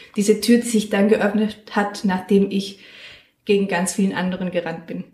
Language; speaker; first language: German; non-native, fluent; Spanish